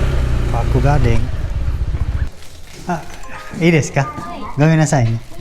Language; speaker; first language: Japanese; non-native, learner; Indonesian